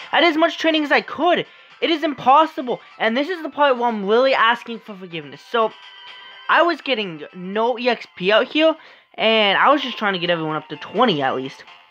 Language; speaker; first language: English; native; English